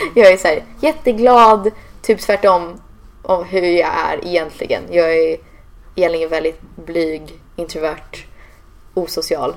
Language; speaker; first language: Swedish; early bilingual, heritage; Swedish